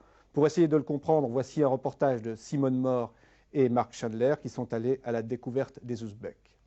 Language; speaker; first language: French; native; French